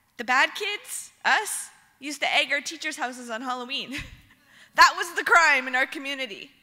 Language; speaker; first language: English; native; English